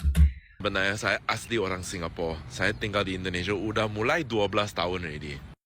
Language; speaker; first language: Indonesian; non-native, fluent; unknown